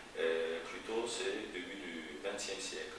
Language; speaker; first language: French; non-native, fluent; Azerbaijani